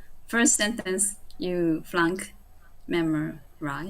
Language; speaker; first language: English; non-native, learner; Japanese